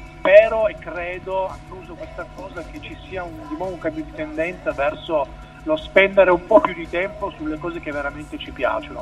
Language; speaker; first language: Italian; native; Italian